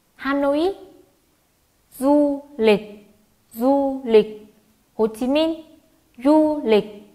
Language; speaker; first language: Korean; non-native, fluent; Vietnamese